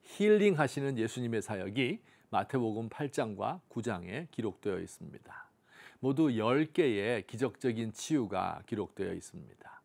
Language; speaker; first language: Korean; native; Korean